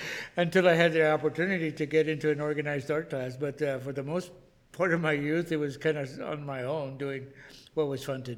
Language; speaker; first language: English; native; English